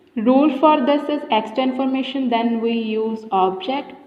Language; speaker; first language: English; non-native, local second language; Punjabi